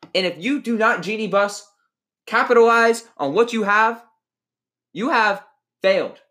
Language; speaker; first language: English; native; English